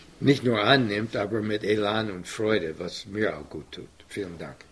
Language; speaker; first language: German; non-native, fluent; English